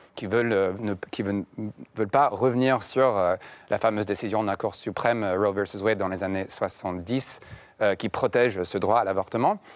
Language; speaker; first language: French; non-native, fluent; English